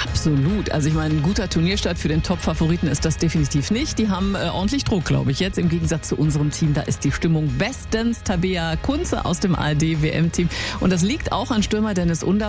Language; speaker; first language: German; native; German